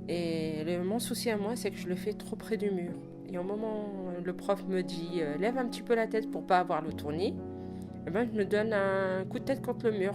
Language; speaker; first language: French; native; French